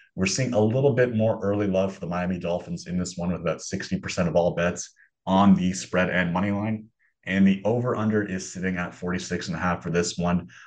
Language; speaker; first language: English; native; English